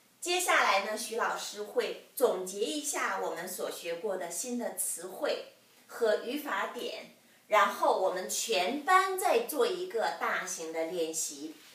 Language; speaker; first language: Chinese; native; Chinese